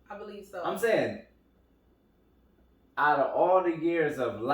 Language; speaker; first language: English; native; English